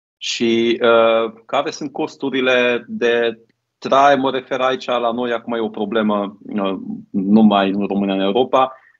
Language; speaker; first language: Romanian; non-native, local second language; Hungarian